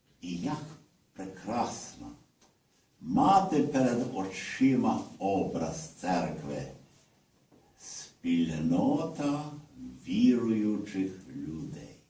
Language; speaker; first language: Ukrainian; early bilingual, heritage; Ukrainian